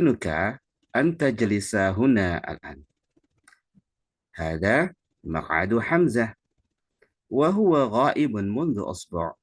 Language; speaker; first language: Arabic; non-native, fluent; Indonesian